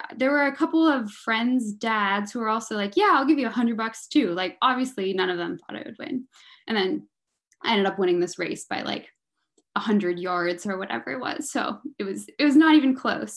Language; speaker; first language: English; native; English